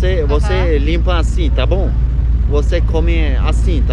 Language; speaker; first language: Portuguese; non-native, learner; Turkish